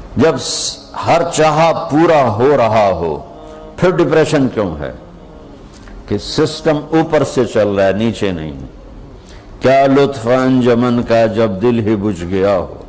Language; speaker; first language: Urdu; non-native, local second language; Punjabi